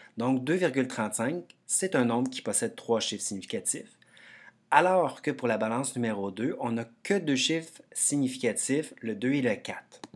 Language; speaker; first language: French; native; French